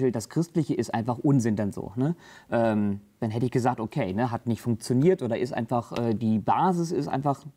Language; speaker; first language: German; native; German